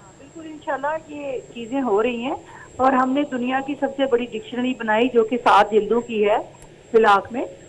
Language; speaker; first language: Urdu; non-native, local second language; Punjabi